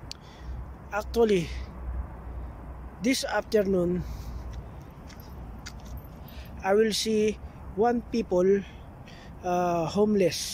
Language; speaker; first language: English; non-native, local second language; Filipino